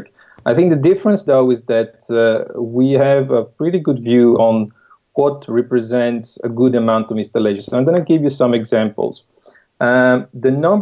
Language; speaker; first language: English; non-native, fluent; Italian